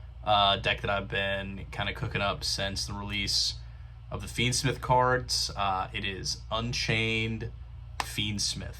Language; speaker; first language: English; native; English